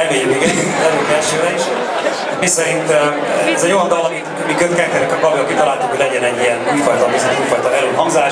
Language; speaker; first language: Hungarian; native; Hungarian